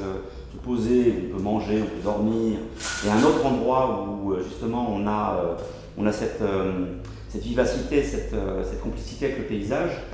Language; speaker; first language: French; native; French